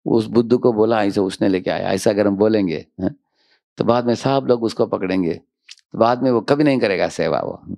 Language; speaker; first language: Hindi; non-native, local second language; Telugu